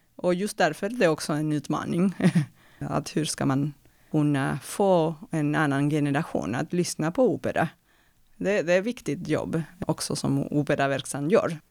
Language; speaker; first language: Swedish; non-native, fluent; Spanish